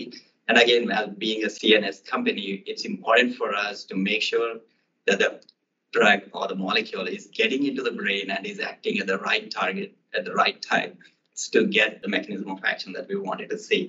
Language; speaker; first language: English; non-native, local second language; Telugu